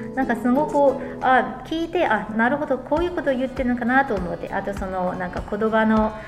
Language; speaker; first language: Japanese; non-native, fluent; Chinese